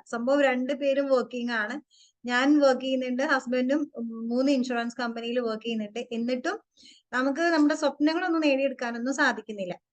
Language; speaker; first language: Malayalam; early bilingual, heritage; Malayalam